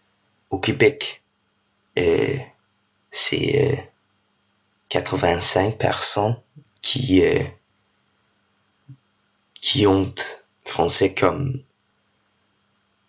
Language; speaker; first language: French; non-native, learner; Danish